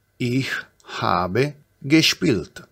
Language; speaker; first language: German; non-native, fluent; Italian